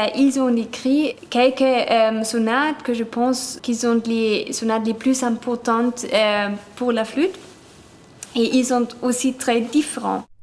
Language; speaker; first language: French; non-native, fluent; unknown